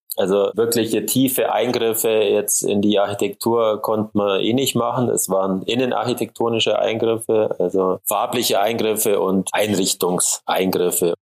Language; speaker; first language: German; native; German